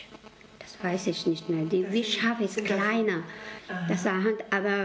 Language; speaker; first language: German; non-native, learner; Mongolian